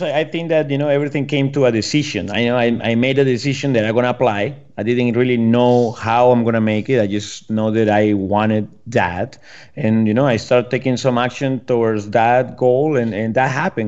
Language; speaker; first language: English; non-native, fluent; Spanish